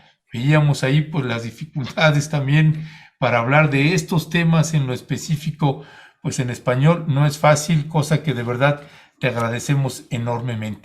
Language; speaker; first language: Spanish; native; Spanish